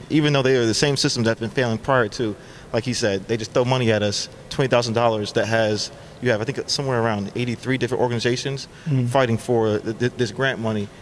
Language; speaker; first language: English; native; English